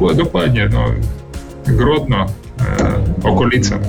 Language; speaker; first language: Polish; early bilingual, heritage; Polish